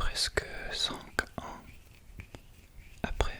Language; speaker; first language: French; non-native, fluent; English